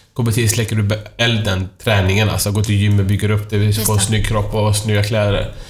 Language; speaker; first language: Swedish; non-native, fluent; Persian